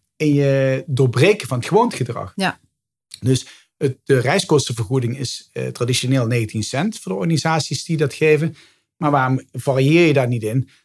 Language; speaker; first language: Dutch; native; Dutch